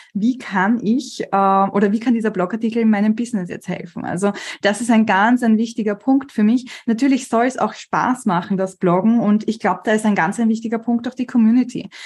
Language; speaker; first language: German; native; German